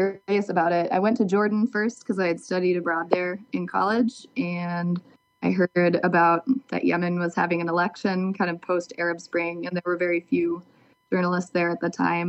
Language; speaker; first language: English; native; English